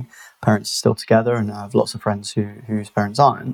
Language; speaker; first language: English; native; English